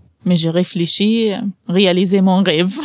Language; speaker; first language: French; non-native, learner; Arabic